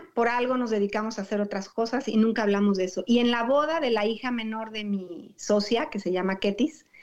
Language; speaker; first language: Spanish; native; Spanish